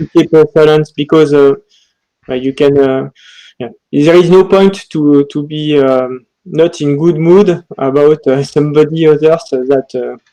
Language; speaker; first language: English; non-native, learner; French